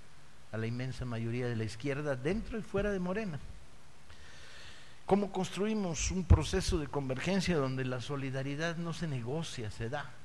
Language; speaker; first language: Spanish; native; Spanish